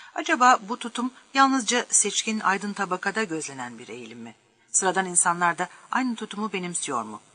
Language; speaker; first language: Turkish; native; Turkish